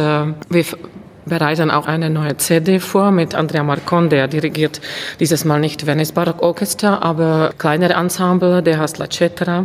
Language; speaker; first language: German; non-native, fluent; Czech